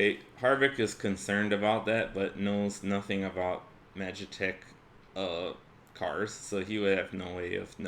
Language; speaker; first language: English; native; English